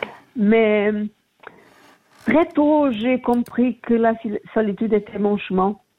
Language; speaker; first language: French; non-native, learner; Portuguese